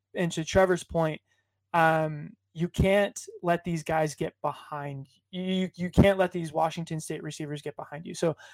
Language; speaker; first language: English; native; English